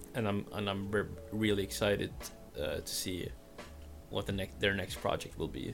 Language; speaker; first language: English; non-native, fluent; Norwegian